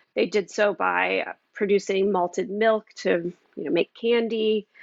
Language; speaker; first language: English; native; English